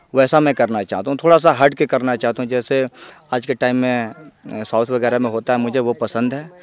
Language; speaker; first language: Hindi; native; Hindi